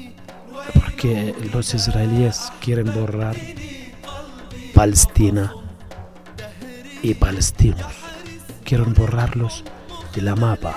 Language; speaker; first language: Spanish; non-native, fluent; Arabic